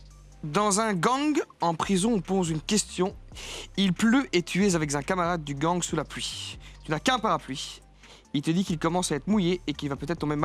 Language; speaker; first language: French; native; French